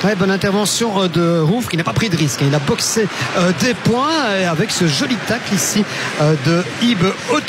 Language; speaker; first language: French; native; French